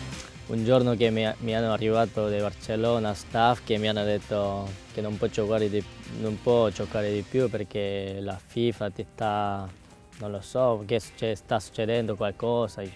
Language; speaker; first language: Italian; non-native, learner; Korean